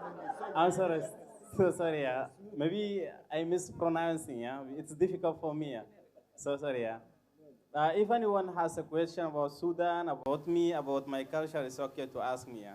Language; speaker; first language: English; non-native, fluent; Arabic